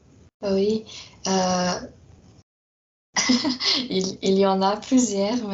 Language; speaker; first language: French; non-native, fluent; Portuguese